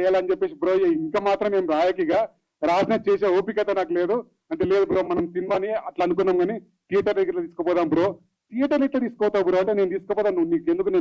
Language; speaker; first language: Telugu; native; Telugu